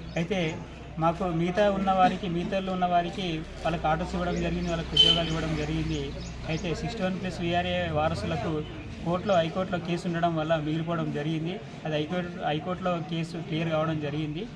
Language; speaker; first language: Telugu; native; Telugu